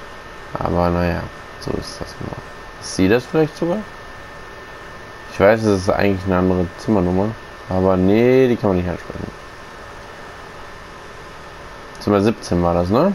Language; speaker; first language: German; native; German